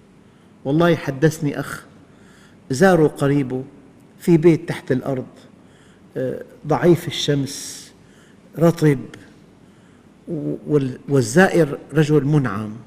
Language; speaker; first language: Arabic; native; Arabic